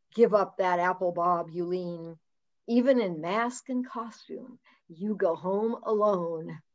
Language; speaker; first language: English; native; English